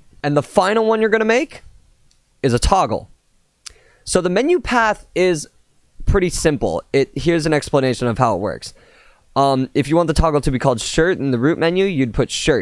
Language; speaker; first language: English; native; English